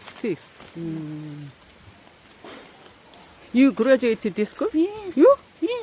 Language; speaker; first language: English; non-native, learner; Korean